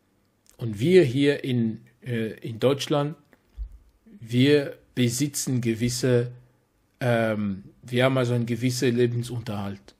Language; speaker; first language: German; non-native, fluent; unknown